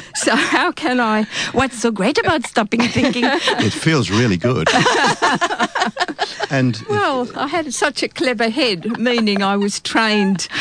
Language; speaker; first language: English; native; English